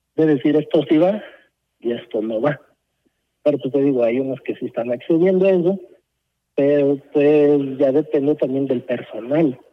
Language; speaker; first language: Spanish; early bilingual, heritage; Spanish